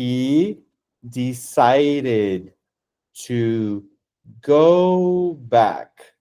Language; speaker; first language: English; non-native, fluent; Portuguese